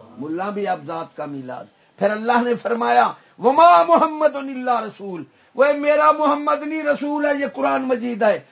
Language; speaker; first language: Urdu; non-native, local second language; Punjabi